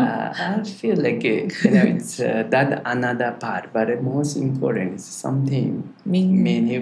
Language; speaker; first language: English; non-native, learner; Tibetan